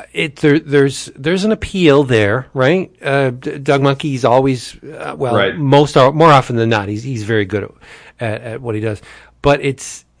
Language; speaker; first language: English; early bilingual, other home language; Italian